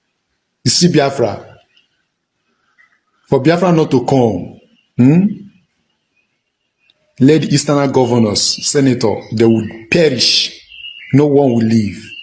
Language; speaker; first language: Nigerian Pidgin; non-native, local second language; Igbo